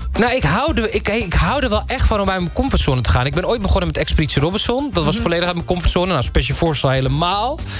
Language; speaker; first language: Dutch; early bilingual, other home language; Persian